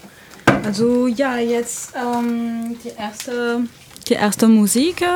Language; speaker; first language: German; non-native, learner; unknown